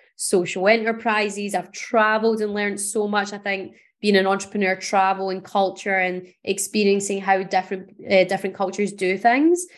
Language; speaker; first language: English; native; English